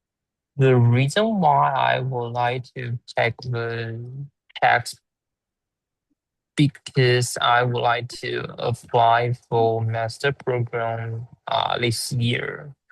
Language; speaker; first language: English; non-native, learner; Chinese